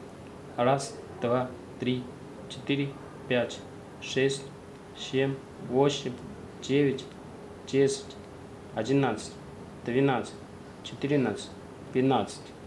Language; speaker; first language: Russian; non-native, learner; Chinese